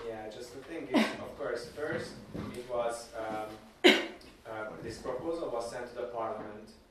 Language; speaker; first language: English; non-native, fluent; Hungarian